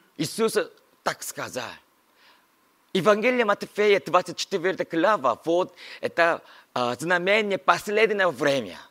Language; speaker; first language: Russian; non-native, learner; Korean